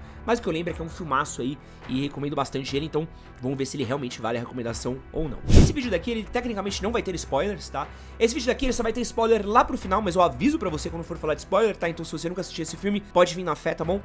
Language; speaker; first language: Portuguese; native; Portuguese